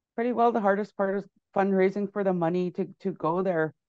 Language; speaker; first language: English; native; English